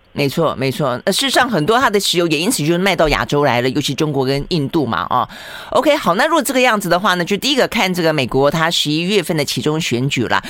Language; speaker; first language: Chinese; native; Chinese